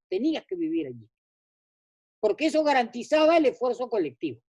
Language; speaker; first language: Spanish; native; Spanish